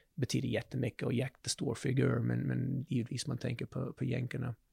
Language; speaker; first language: Swedish; non-native, fluent; English